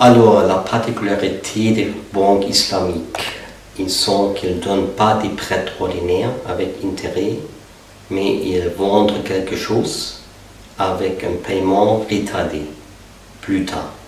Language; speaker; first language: French; non-native, fluent; German